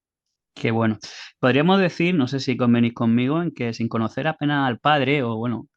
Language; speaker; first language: Spanish; native; Spanish